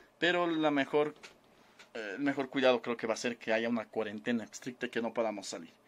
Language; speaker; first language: Spanish; native; Spanish